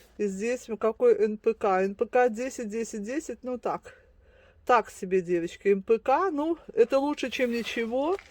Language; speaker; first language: Russian; native; Russian